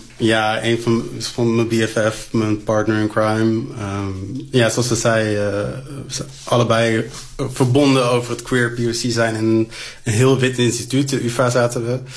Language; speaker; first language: Dutch; native; Dutch